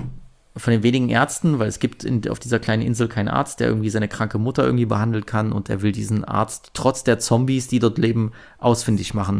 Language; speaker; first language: German; native; German